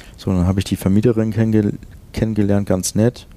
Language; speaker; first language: German; native; German